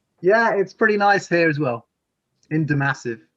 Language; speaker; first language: English; native; English